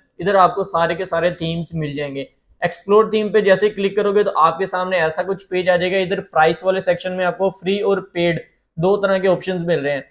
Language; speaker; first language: Urdu; native; Urdu